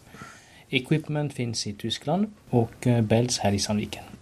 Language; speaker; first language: Swedish; non-native, fluent; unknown